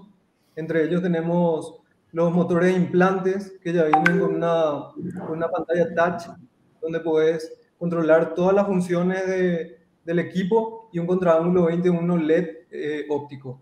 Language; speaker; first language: Spanish; native; Spanish